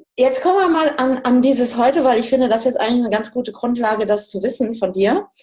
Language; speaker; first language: German; native; German